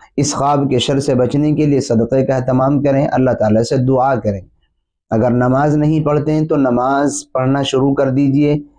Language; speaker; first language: Urdu; native; Urdu